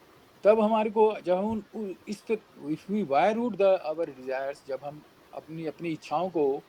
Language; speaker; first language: Hindi; native; Hindi